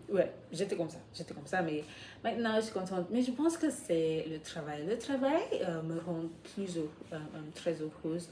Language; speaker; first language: French; non-native, learner; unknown